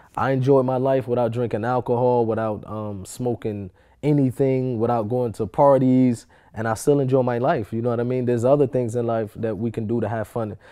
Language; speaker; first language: English; native; English